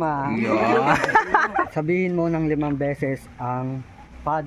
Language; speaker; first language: Filipino; native; Filipino